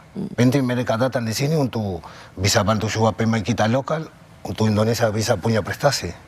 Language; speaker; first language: Indonesian; non-native, local second language; Spanish